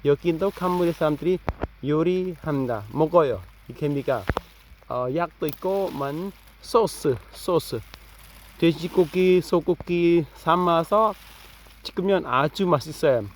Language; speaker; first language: Korean; non-native, fluent; Khmer